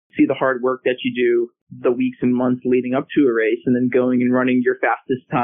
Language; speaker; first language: English; native; English